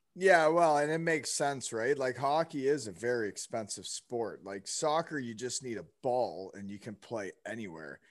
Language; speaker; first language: English; native; English